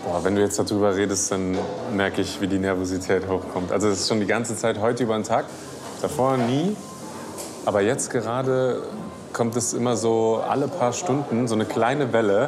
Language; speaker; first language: German; native; German